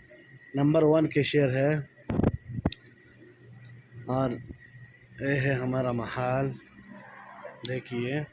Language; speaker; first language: Hindi; non-native, learner; Bangla